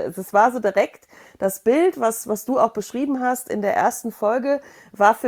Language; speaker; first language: German; native; German